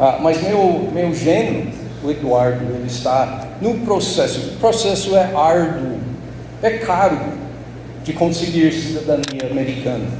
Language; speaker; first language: Portuguese; non-native, fluent; English